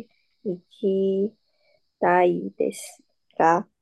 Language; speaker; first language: Japanese; non-native, learner; Chinese